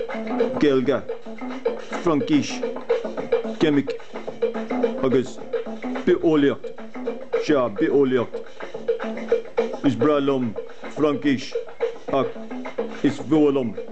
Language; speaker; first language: Irish; non-native, local second language; English